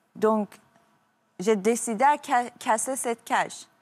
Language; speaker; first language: French; non-native, learner; Persian